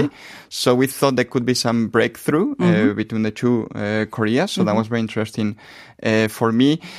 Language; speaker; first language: English; non-native, fluent; Spanish